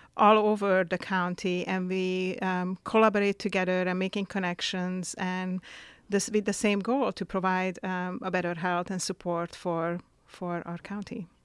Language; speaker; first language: English; non-native, fluent; Hungarian